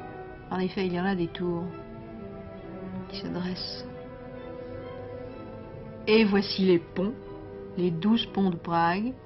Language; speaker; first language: French; native; French